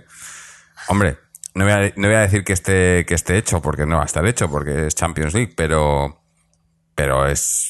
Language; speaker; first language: Spanish; native; Spanish